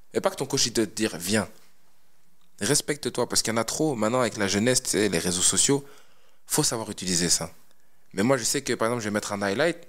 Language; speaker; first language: French; native; French